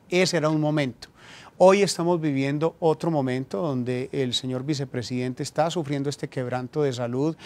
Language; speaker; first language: Spanish; native; Spanish